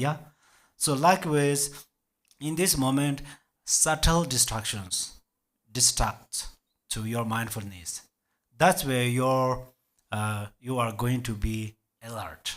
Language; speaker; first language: English; non-native, learner; Tibetan